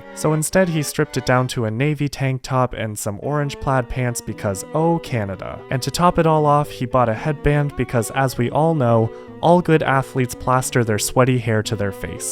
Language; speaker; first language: English; native; English